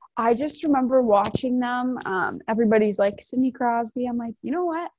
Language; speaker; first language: English; native; English